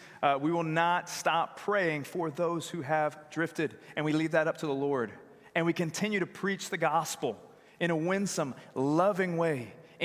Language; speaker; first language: English; native; English